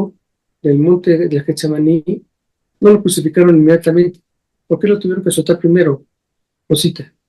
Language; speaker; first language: Spanish; native; Spanish